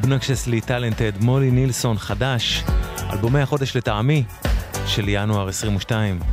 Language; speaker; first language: Hebrew; native; Hebrew